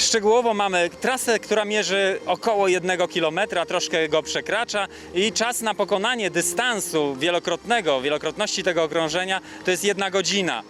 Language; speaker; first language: Polish; native; Polish